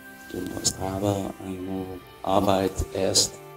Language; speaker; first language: German; non-native, learner; English